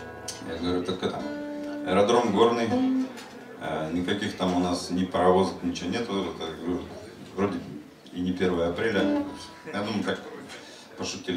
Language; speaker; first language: Russian; native; Russian